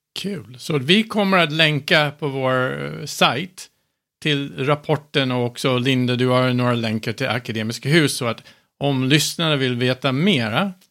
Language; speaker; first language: Swedish; non-native, fluent; English